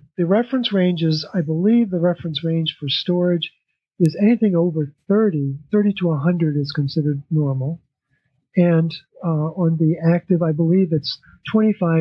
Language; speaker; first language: English; native; English